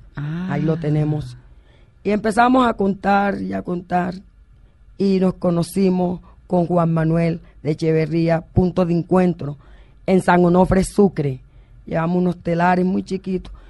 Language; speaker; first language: Spanish; native; Spanish